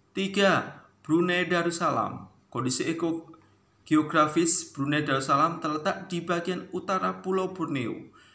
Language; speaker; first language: Indonesian; native; Indonesian